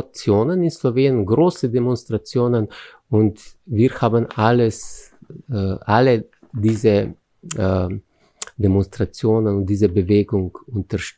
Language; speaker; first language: German; non-native, fluent; Slovenian